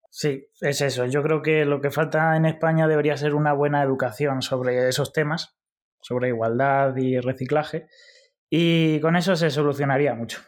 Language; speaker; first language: Spanish; native; Spanish